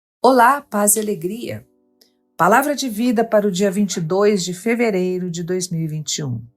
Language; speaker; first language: Portuguese; native; Portuguese